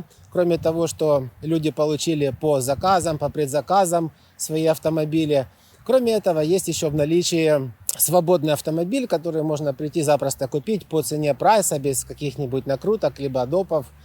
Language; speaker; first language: Russian; native; Russian